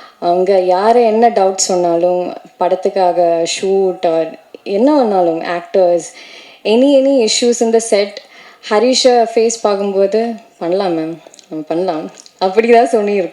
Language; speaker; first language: Tamil; non-native, learner; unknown